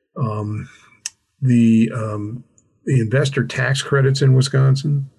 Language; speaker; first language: English; native; English